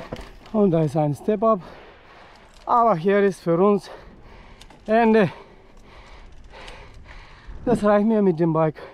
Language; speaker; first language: German; non-native, fluent; Polish